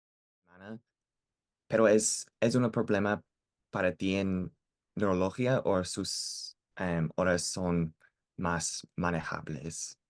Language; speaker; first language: Spanish; non-native, learner; English